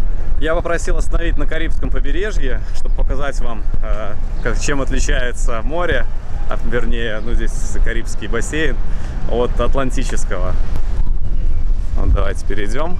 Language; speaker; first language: Russian; native; Russian